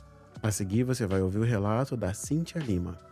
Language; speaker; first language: Portuguese; native; Portuguese